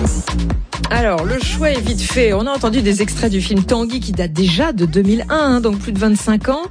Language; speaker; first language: French; native; French